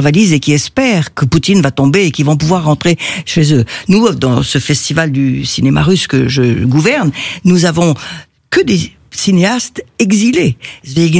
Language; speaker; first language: French; native; French